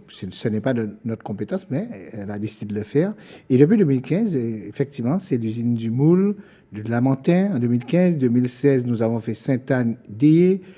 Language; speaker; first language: French; native; French